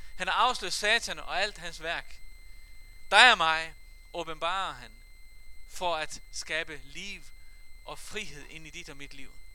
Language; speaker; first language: Danish; non-native, fluent; Faroese